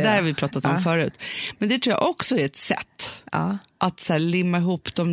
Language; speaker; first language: Swedish; native; Swedish